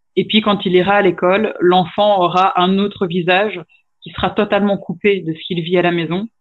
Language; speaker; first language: French; native; French